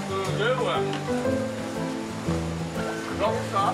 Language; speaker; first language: Korean; non-native, learner; Japanese